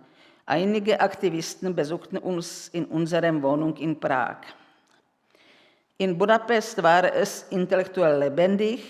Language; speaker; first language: German; non-native, fluent; Czech